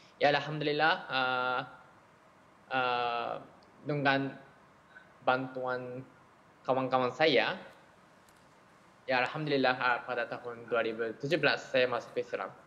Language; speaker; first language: Indonesian; non-native, learner; Japanese